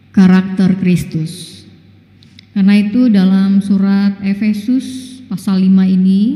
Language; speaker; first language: Indonesian; non-native, local second language; Batak Toba